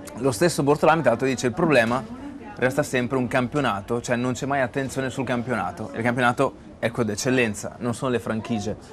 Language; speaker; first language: Italian; native; Italian